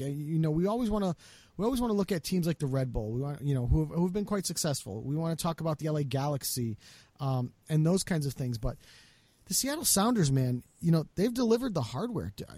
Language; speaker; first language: English; native; English